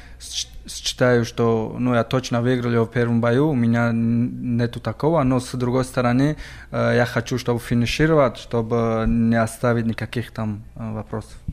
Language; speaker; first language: Russian; non-native, local second language; Tajik